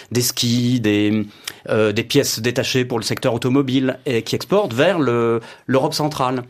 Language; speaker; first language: French; native; French